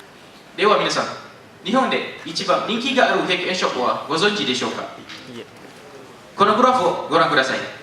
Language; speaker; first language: Japanese; non-native, learner; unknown